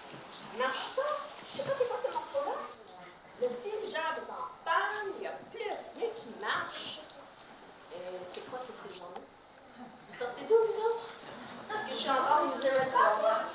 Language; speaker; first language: French; native; French